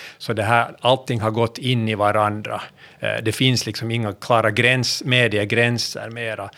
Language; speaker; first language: Swedish; native; Swedish